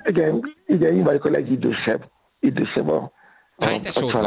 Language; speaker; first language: Hungarian; non-native, fluent; Yoruba